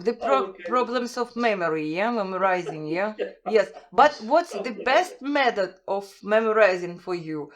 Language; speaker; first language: English; non-native, fluent; Russian